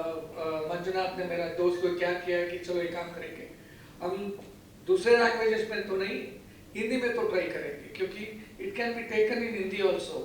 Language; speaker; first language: Hindi; non-native, local second language; Kannada